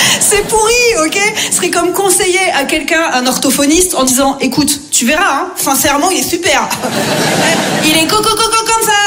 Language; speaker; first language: French; native; French